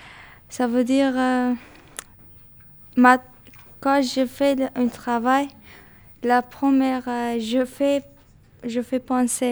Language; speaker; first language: French; non-native, learner; Persian